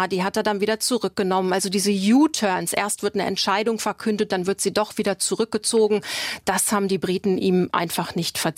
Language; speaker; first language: German; native; German